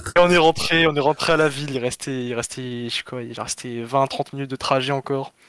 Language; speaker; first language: French; native; French